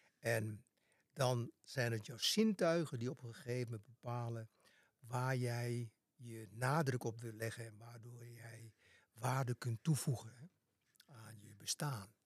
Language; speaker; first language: Dutch; native; Dutch